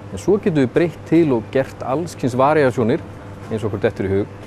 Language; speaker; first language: Icelandic; native; Icelandic